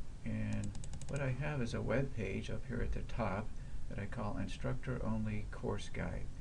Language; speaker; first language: English; native; English